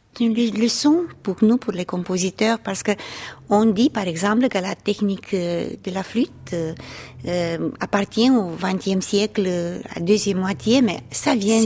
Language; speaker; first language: French; non-native, fluent; Romanian